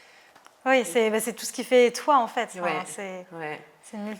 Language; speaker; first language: French; native; French